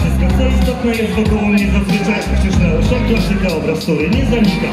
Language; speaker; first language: Polish; native; Polish